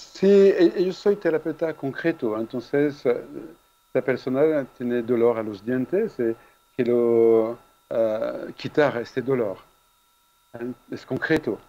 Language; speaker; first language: Spanish; non-native, fluent; French